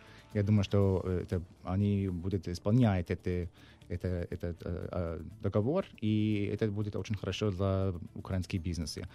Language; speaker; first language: Russian; non-native, learner; English